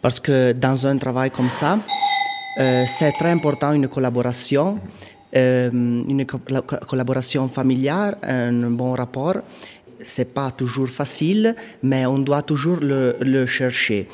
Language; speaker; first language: French; non-native, local second language; Italian